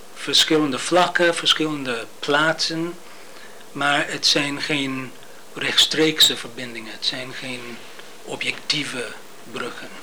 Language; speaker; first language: Dutch; non-native, fluent; English